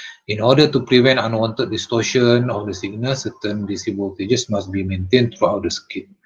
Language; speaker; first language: English; non-native, local second language; Malay